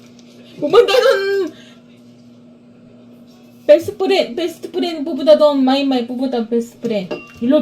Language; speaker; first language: Filipino; non-native, learner; Korean